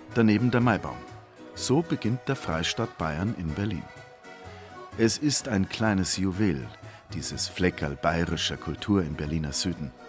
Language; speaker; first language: German; native; German